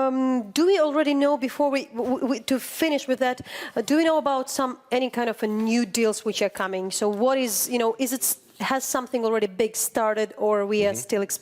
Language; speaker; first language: English; non-native, fluent; Ukrainian